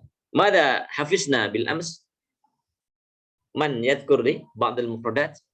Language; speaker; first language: Arabic; non-native, fluent; Indonesian